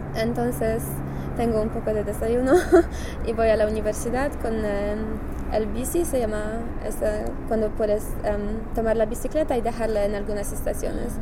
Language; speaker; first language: Spanish; non-native, learner; Polish